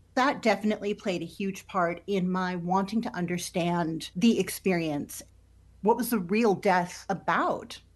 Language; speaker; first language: English; native; English